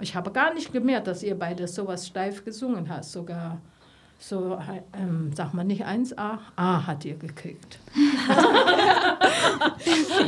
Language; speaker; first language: German; non-native, learner; Chinese